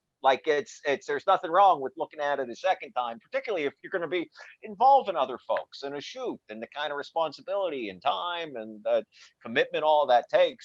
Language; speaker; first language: English; native; English